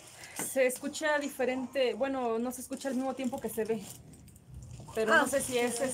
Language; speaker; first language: Spanish; native; Spanish